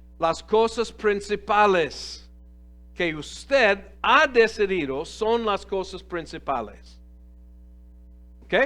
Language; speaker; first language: Spanish; non-native, fluent; English